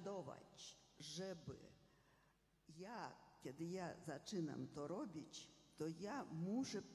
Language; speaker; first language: Polish; non-native, fluent; Russian